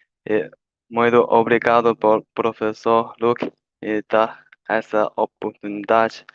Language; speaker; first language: Portuguese; non-native, learner; Chinese